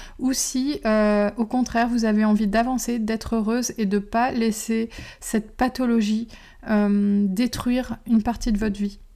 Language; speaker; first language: French; native; French